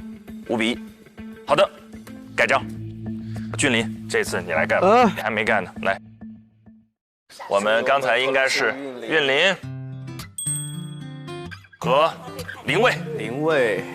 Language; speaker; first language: Chinese; native; Chinese